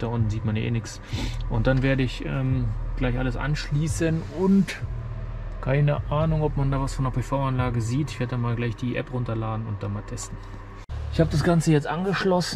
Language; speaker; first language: German; native; German